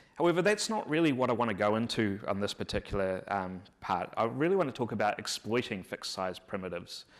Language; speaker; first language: English; native; English